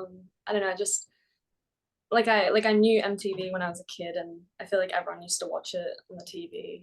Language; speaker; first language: English; native; English